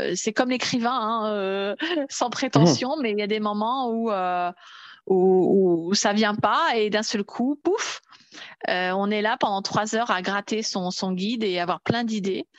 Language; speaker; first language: French; native; French